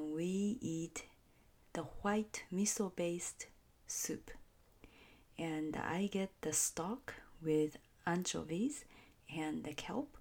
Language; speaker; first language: English; non-native, fluent; Japanese